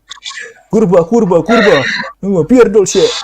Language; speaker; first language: Polish; non-native, learner; Indonesian